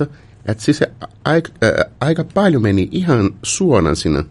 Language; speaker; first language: Finnish; non-native, fluent; Portuguese